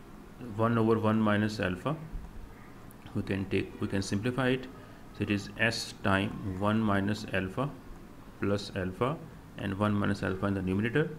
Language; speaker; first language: English; non-native, local second language; Urdu